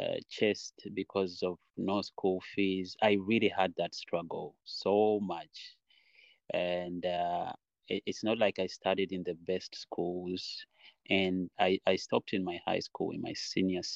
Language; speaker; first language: English; non-native, local second language; Nyankole